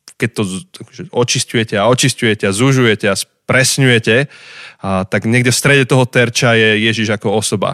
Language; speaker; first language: Slovak; native; Slovak